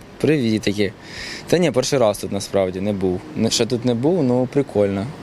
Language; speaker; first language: Ukrainian; non-native, local second language; Russian